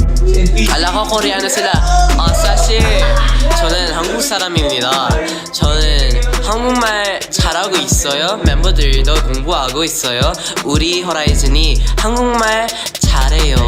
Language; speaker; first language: Korean; non-native, learner; Filipino